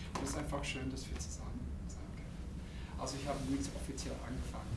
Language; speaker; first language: German; non-native, fluent; English